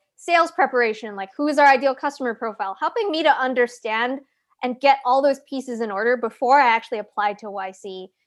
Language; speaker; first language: English; native; English